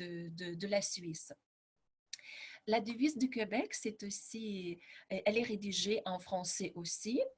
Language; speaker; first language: French; non-native, fluent; Lithuanian